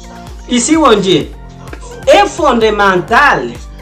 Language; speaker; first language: French; non-native, fluent; Portuguese